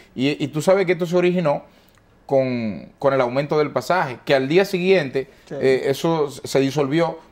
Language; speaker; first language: Spanish; native; Spanish